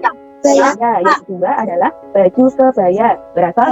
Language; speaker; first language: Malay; non-native, local second language; Javanese